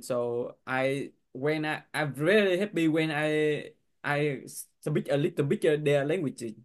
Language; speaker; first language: English; non-native, learner; Vietnamese